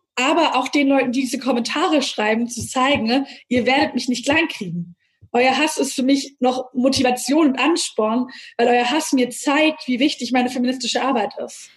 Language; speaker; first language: German; native; German